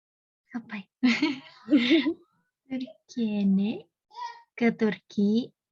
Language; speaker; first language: Turkish; non-native, learner; Indonesian